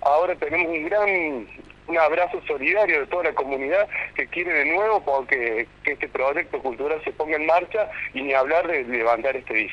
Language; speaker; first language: Spanish; native; Spanish